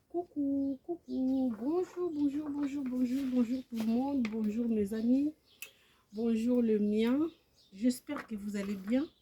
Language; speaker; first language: French; non-native, local second language; Lingala